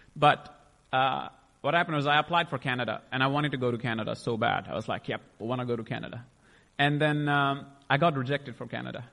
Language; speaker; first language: English; non-native, local second language; Punjabi